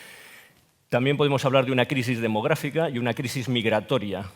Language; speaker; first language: Spanish; native; Spanish